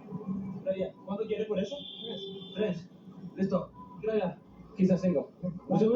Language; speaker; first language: Spanish; non-native, learner; English